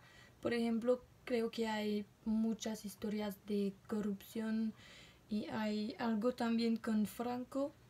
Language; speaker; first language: Spanish; non-native, learner; French